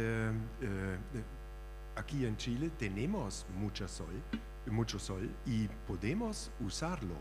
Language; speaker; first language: Spanish; non-native, fluent; German